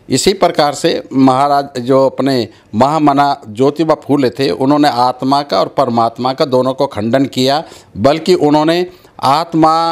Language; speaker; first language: Hindi; native; Hindi